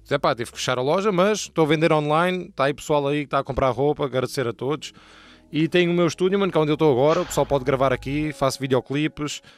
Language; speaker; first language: Portuguese; native; Portuguese